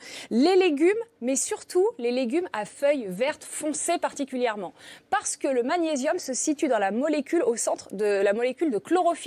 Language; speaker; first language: French; native; French